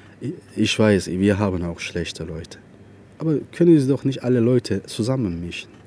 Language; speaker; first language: German; non-native, fluent; Turkish